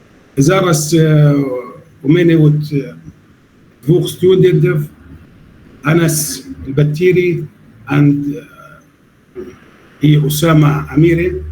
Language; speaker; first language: Ukrainian; non-native, learner; Arabic